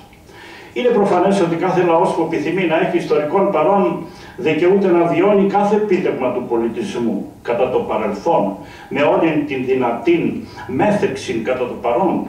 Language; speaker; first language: Greek; native; Greek